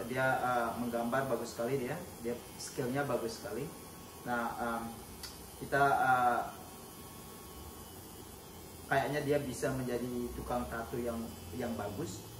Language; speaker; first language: Indonesian; non-native, local second language; Balinese